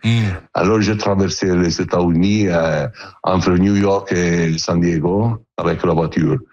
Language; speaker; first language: French; non-native, learner; Italian